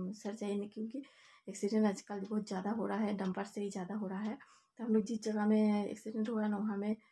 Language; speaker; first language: Hindi; non-native, local second language; Bangla